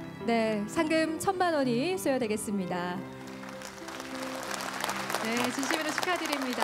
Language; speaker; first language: Korean; native; Korean